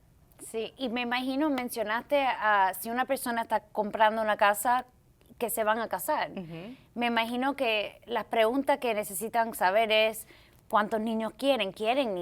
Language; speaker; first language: Spanish; early bilingual, heritage; Spanish